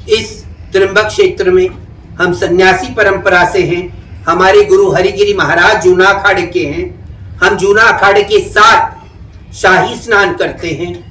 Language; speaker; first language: Hindi; native; Hindi